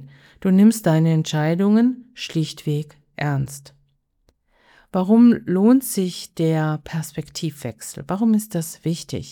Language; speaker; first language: German; native; German